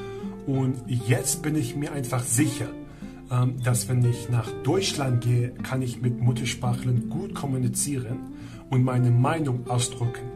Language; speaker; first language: German; non-native, learner; Persian